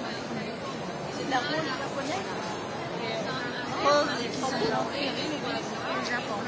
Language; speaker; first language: French; non-native, fluent; Japanese